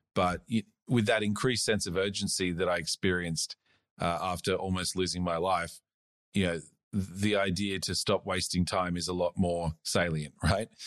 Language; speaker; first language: English; native; English